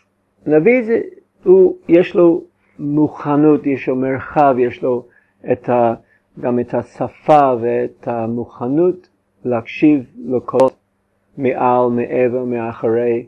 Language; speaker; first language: Hebrew; non-native, fluent; English